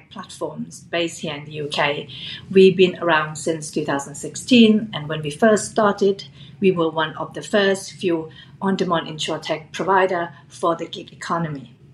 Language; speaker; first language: English; non-native, fluent; Thai